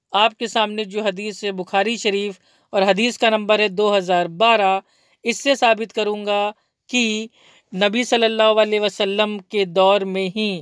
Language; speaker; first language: Hindi; native; Hindi